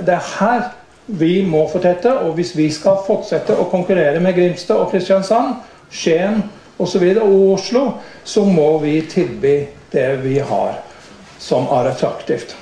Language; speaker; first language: Norwegian; non-native, fluent; English